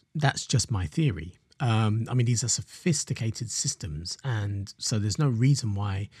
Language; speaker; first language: English; native; English